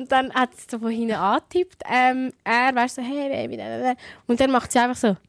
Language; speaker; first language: German; native; German